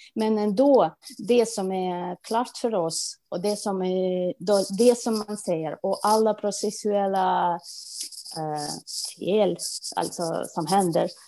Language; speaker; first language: Swedish; non-native, fluent; Russian